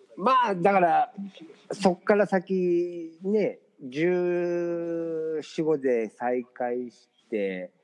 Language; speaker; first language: Japanese; native; Japanese